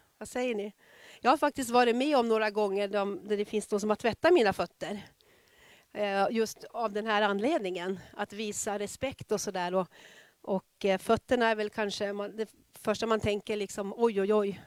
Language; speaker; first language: Swedish; native; Swedish